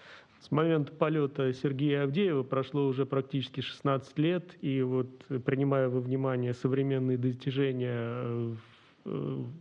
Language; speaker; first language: Russian; native; Russian